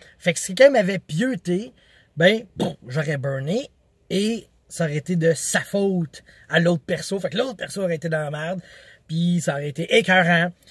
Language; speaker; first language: French; native; French